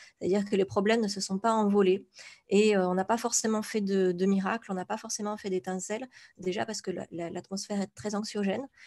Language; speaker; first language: French; native; French